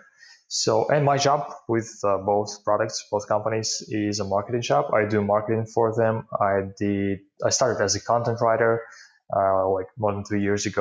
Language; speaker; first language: English; non-native, fluent; Ukrainian